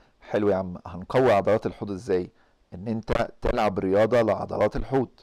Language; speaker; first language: Arabic; native; Arabic